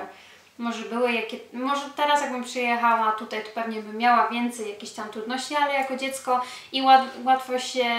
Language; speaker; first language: Polish; early bilingual, heritage; Polish